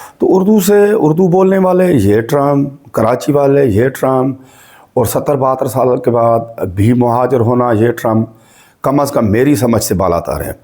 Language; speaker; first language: Urdu; non-native, local second language; Sindhi